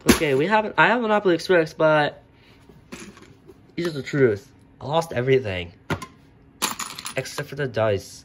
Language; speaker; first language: English; native; English